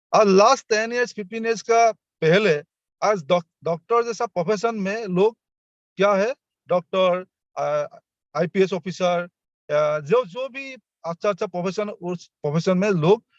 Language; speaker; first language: Hindi; non-native, local second language; Assamese